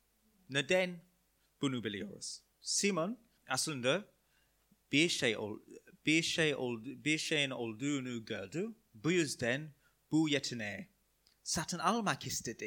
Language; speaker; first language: Turkish; non-native, fluent; English